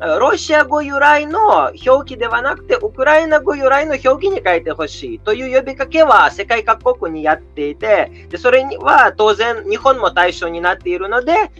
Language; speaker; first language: Japanese; non-native, fluent; Russian